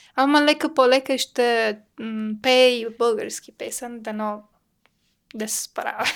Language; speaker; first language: Bulgarian; non-native, learner; Persian